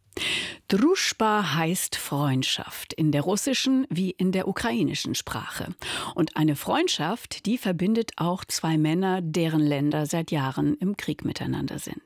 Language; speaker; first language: German; native; German